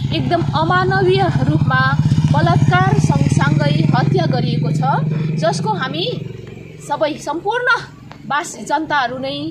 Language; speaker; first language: Nepali; native; Nepali